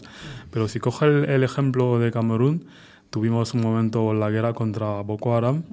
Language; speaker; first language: Spanish; non-native, fluent; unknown